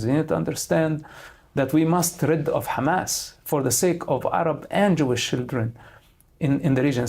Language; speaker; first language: English; non-native, fluent; Arabic